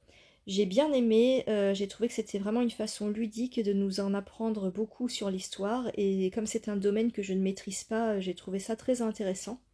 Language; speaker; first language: French; native; French